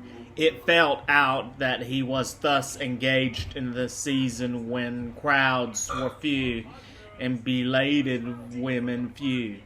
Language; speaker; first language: English; native; English